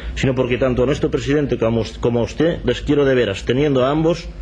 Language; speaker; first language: Spanish; non-native, local second language; Catalan